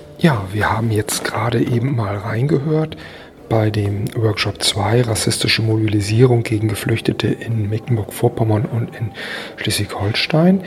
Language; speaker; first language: German; native; German